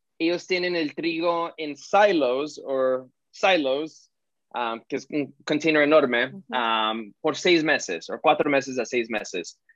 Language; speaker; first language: Spanish; early bilingual, heritage; Spanish